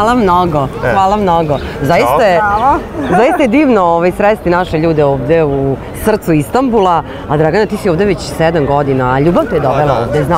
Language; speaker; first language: Serbian; native; Serbian